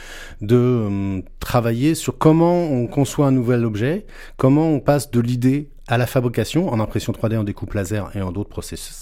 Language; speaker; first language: French; native; French